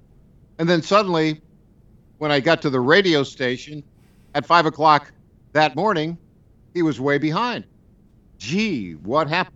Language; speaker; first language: English; native; English